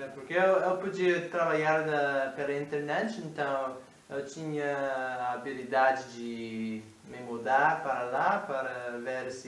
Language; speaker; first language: Portuguese; non-native, fluent; English